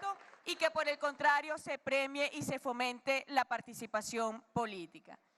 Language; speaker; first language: Spanish; native; Spanish